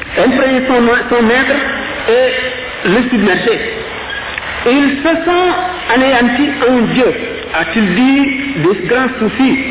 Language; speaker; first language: French; non-native, local second language; Wolof